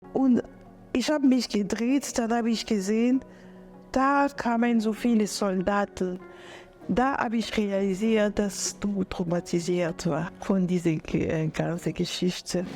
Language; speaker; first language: German; non-native, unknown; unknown